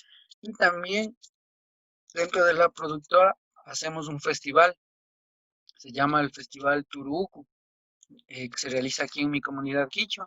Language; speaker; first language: Spanish; non-native, local second language; Quechua